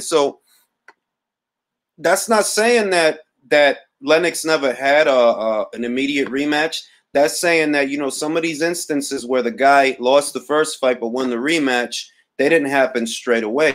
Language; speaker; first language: English; early bilingual, other home language; Spanish